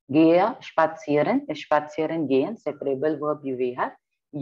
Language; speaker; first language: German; non-native, fluent; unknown